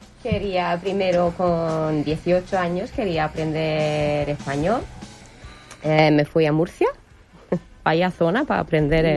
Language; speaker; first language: Spanish; non-native, fluent; Norwegian